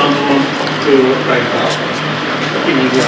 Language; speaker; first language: English; non-native, learner; Japanese